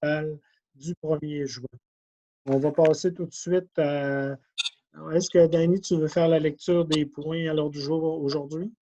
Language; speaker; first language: French; native; French